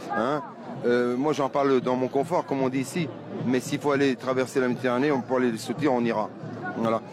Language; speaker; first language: French; early bilingual, other home language; Arabic